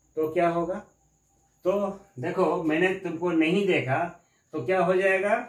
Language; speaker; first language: Hindi; non-native, local second language; Bangla